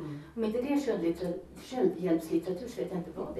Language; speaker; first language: Swedish; native; Swedish